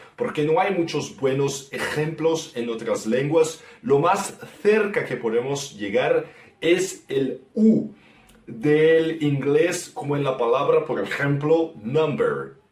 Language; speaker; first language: Spanish; non-native, fluent; Portuguese